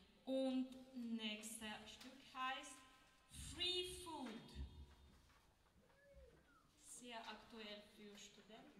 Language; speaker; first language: German; non-native, learner; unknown